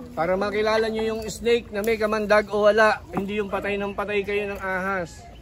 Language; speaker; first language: Filipino; native; Filipino